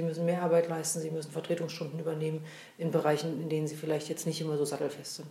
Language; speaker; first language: German; native; German